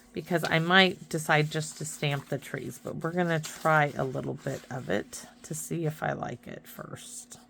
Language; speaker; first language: English; native; English